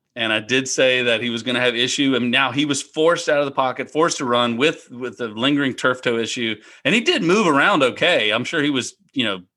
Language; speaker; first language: English; native; English